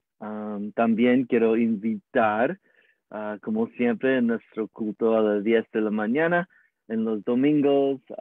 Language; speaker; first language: Spanish; non-native, learner; English